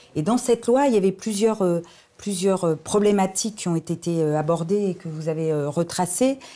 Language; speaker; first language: French; native; French